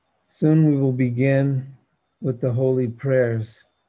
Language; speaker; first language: English; native; English